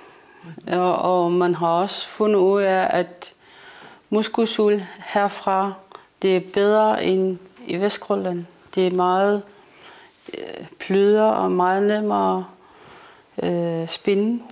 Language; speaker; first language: Danish; non-native, local second language; Kalaallisut